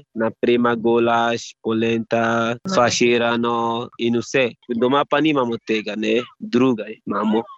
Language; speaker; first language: Slovenian; non-native, learner; Igbo